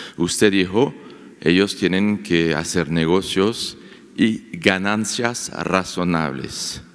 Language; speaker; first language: Spanish; non-native, fluent; French